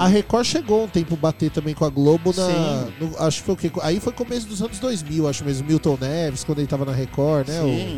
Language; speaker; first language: Portuguese; native; Portuguese